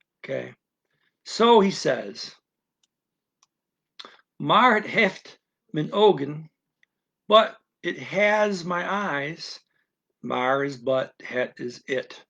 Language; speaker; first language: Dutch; non-native, learner; English